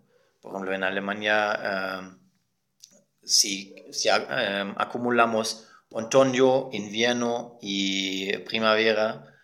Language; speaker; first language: Spanish; non-native, fluent; German